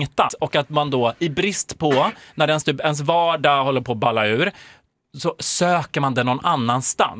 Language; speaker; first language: Swedish; native; Swedish